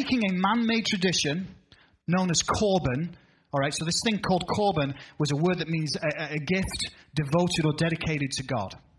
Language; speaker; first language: English; native; English